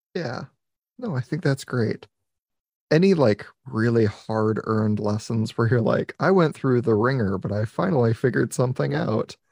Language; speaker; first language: English; non-native, fluent; Italian